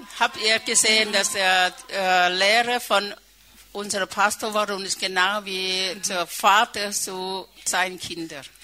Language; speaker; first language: German; non-native, fluent; Thai